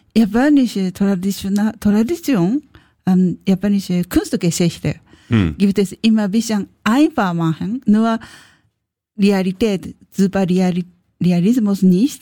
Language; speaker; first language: German; non-native, learner; Japanese